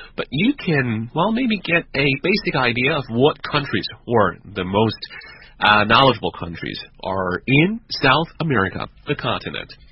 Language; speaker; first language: English; non-native, fluent; Chinese